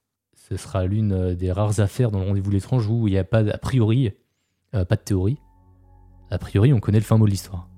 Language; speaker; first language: French; native; French